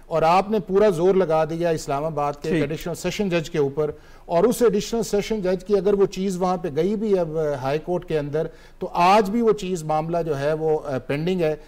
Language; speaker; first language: Hindi; native; Hindi